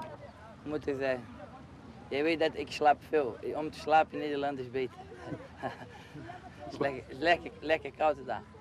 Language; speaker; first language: Dutch; non-native, learner; Portuguese